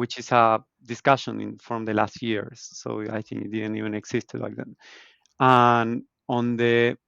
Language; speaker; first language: English; non-native, fluent; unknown